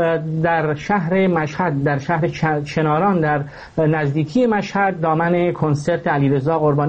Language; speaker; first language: Persian; native; Persian